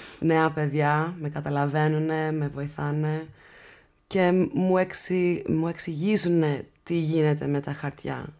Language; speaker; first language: Greek; early bilingual, heritage; English